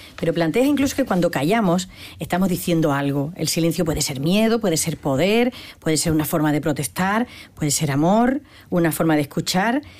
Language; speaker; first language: Spanish; native; Spanish